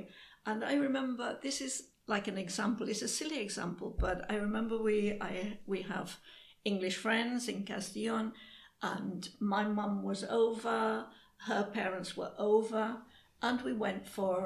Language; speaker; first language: English; native; English